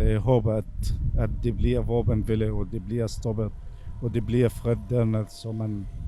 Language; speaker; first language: Danish; non-native, fluent; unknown